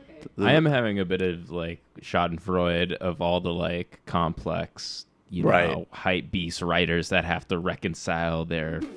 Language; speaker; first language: English; native; English